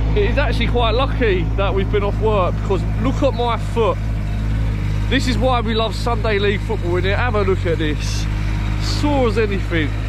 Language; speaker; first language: English; native; English